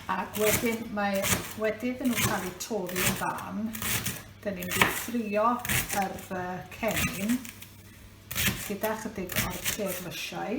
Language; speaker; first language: Welsh; native; Welsh